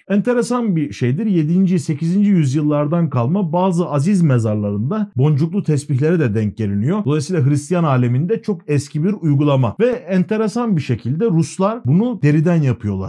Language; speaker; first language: Turkish; native; Turkish